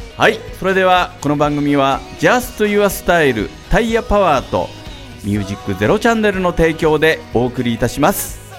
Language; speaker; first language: Japanese; native; Japanese